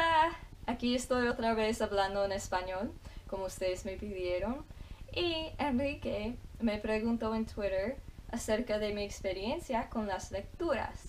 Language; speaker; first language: Spanish; non-native, fluent; English